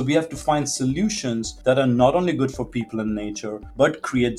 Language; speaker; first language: English; non-native, local second language; Hindi